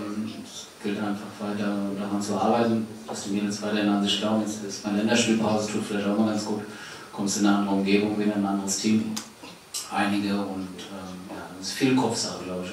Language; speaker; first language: German; native; German